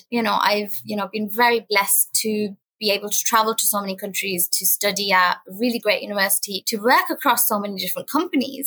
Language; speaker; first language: English; non-native, local second language; Urdu